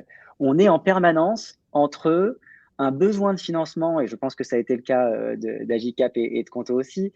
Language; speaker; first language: French; native; French